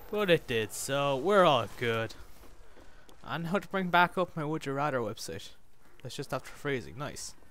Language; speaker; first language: English; native; English